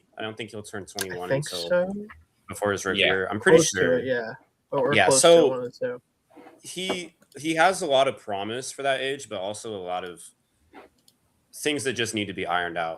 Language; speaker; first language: English; native; English